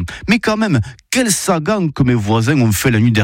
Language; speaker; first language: French; native; French